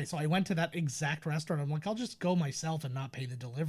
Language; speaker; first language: English; native; English